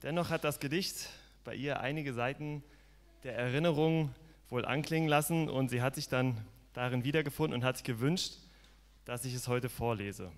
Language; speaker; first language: German; native; German